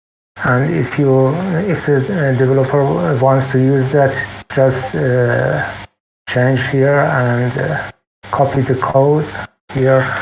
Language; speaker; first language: English; non-native, fluent; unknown